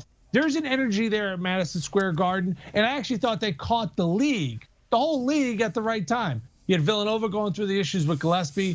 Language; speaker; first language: English; native; English